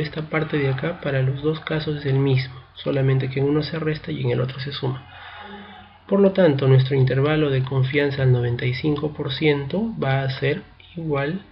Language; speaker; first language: Spanish; native; Spanish